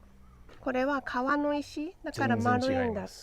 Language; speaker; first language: Japanese; native; Japanese